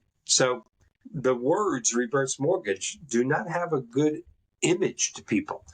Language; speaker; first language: English; native; English